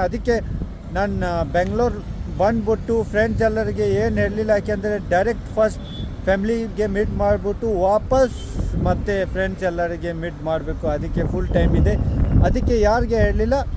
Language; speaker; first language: Kannada; non-native, local second language; Ladakhi